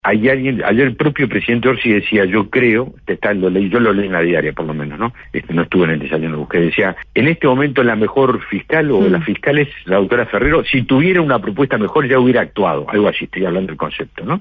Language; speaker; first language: Spanish; native; Spanish